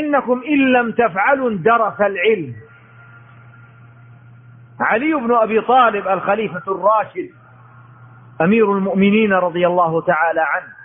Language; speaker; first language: Arabic; native; Arabic